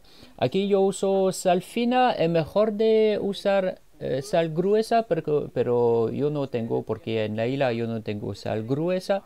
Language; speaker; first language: Spanish; non-native, fluent; French